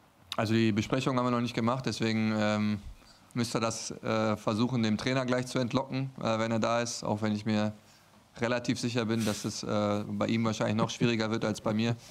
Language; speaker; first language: German; native; German